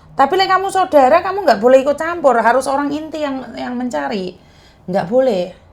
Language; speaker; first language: Indonesian; non-native, local second language; Javanese